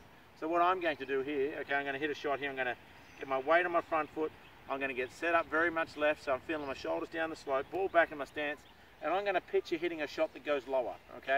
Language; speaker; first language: English; native; English